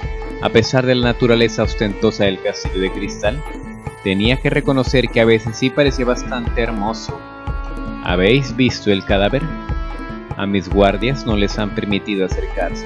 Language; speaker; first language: Spanish; native; Spanish